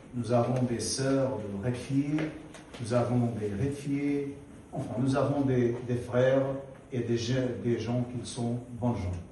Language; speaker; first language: French; non-native, learner; Portuguese